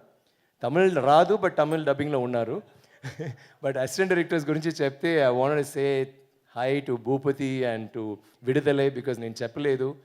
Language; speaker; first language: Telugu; non-native, learner; Tamil